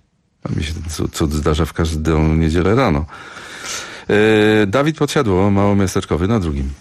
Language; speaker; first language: Polish; native; Polish